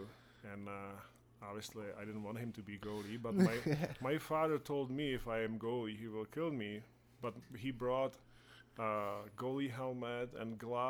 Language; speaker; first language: English; non-native, fluent; Czech